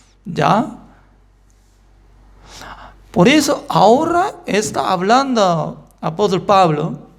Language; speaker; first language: Spanish; non-native, fluent; Korean